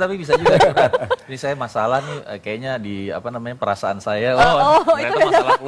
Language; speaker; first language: Indonesian; native; Indonesian